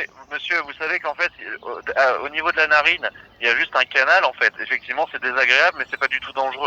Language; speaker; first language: French; native; French